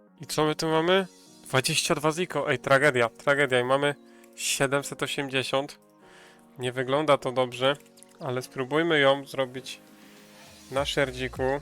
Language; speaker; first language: Polish; native; Polish